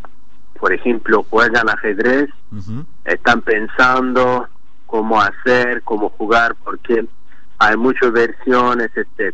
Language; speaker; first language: Spanish; non-native, learner; Azerbaijani